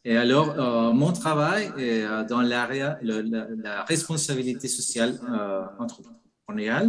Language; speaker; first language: French; non-native, fluent; Spanish